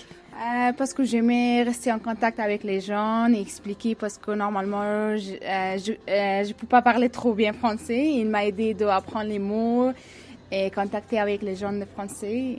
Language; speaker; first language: French; non-native, learner; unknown